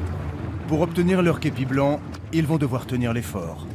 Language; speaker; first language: French; native; French